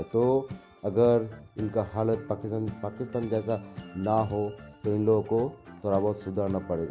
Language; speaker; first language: Hindi; non-native, local second language; Bangla